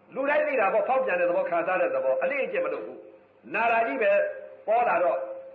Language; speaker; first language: Burmese; native; Burmese